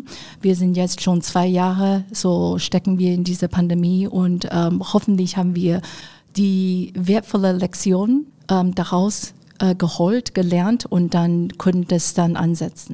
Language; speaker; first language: German; non-native, fluent; Chinese